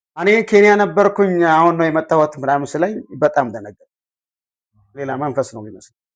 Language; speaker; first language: Amharic; non-native, local second language; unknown